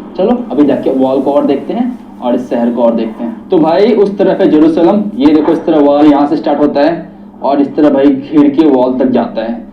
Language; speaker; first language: Hindi; native; Hindi